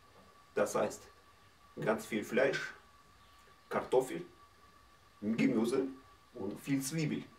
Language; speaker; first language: German; non-native, fluent; Russian